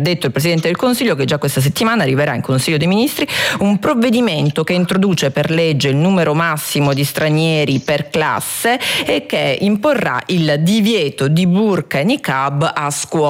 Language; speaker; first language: Italian; native; Italian